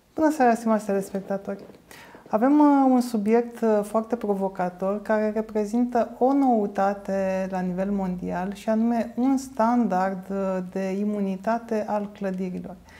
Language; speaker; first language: Romanian; native; Romanian